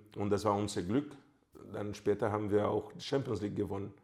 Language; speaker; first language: German; non-native, fluent; Portuguese